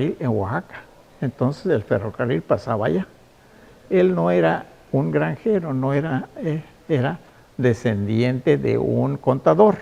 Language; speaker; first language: Spanish; native; Spanish